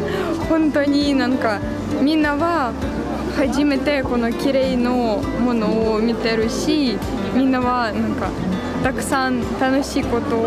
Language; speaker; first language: Japanese; non-native, learner; Ukrainian